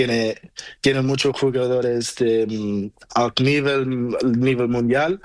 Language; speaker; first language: Spanish; non-native, learner; Portuguese